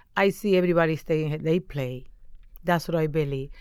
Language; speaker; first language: English; non-native, learner; Spanish